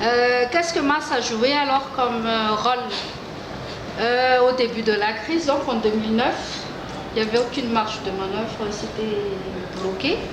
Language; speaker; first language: French; non-native, local second language; Malagasy